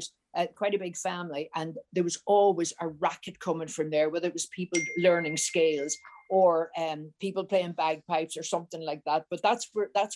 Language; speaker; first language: English; native; English